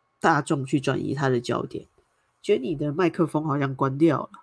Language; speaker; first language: Chinese; native; Chinese